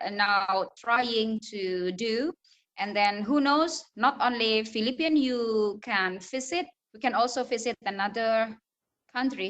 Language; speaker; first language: English; non-native, fluent; Indonesian